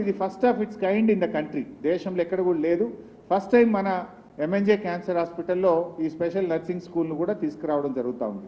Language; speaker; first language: Telugu; native; Telugu